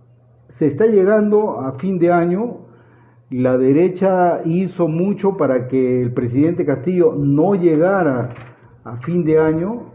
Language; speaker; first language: Spanish; native; Spanish